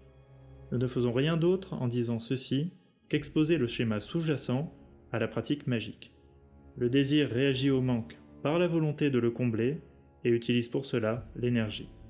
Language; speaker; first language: French; native; French